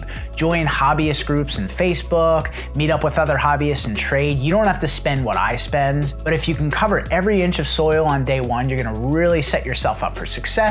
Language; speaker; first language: English; native; English